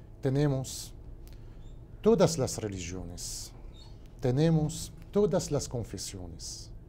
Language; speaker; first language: Portuguese; non-native, learner; Spanish